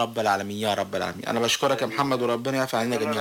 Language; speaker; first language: Arabic; native; Arabic